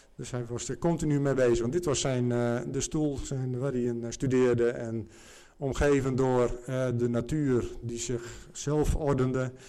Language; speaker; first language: Dutch; native; Dutch